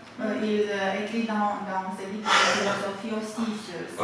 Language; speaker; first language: French; non-native, fluent; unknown